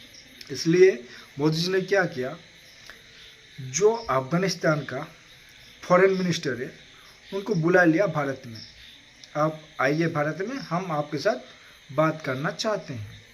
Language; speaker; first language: Hindi; non-native, local second language; Odia